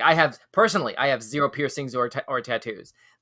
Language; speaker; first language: English; native; English